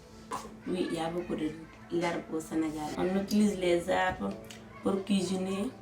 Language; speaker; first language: French; non-native, local second language; Mandingo